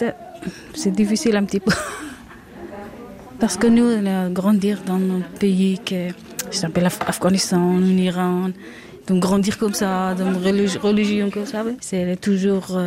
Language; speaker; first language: French; non-native, learner; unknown